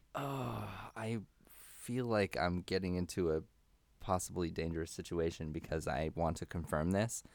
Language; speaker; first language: English; native; English